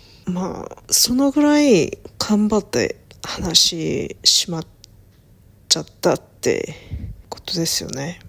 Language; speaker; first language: Japanese; non-native, learner; Korean